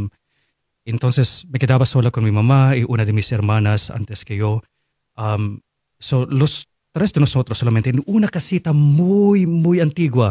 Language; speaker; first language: Spanish; non-native, fluent; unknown